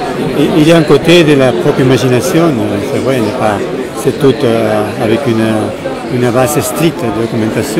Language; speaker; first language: French; non-native, fluent; Spanish